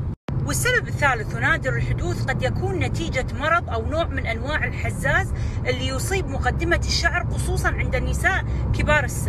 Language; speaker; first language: Arabic; native; Arabic